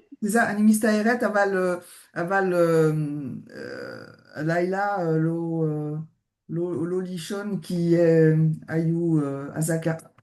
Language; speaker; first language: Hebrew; non-native, learner; French